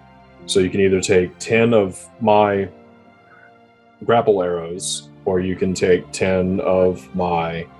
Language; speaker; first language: English; native; English